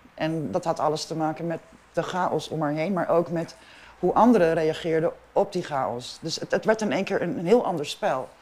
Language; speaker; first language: Dutch; non-native, local second language; Papiamento